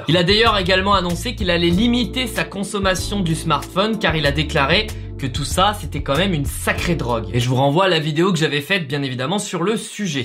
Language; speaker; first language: French; native; French